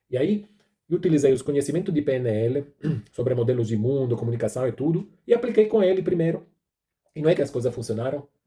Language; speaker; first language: Portuguese; non-native, fluent; Italian